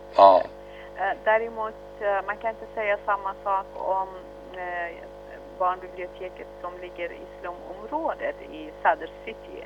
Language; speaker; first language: Swedish; early bilingual, other home language; Arabic